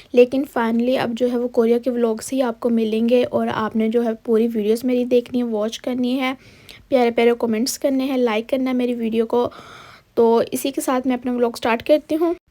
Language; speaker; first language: Urdu; native; Urdu